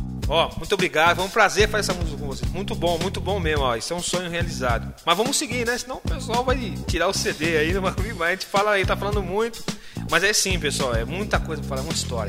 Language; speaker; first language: Portuguese; native; Portuguese